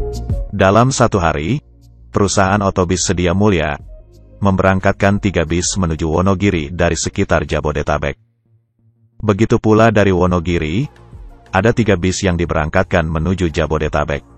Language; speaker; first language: Indonesian; native; Indonesian